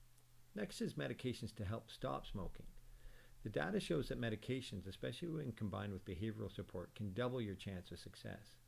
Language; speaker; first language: English; native; English